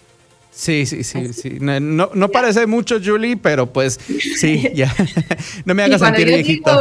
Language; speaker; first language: Spanish; native; Spanish